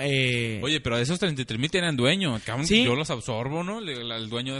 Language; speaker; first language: Spanish; native; Spanish